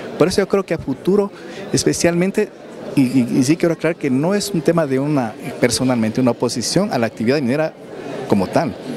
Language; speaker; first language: Spanish; native; Spanish